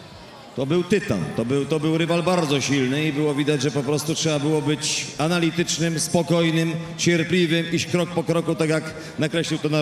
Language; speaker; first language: Polish; native; Polish